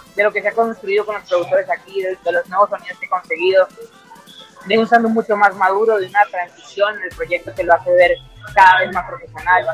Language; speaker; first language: Spanish; native; Spanish